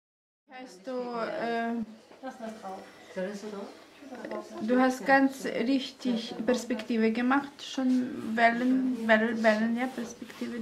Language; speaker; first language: German; non-native, learner; Russian